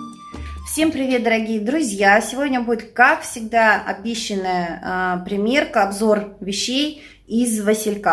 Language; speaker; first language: Russian; native; Russian